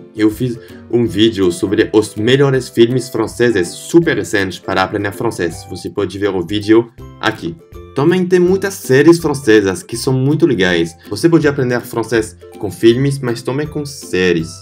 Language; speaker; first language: Portuguese; non-native, fluent; French